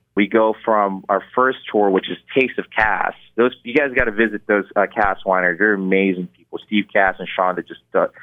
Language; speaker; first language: English; non-native, local second language; Filipino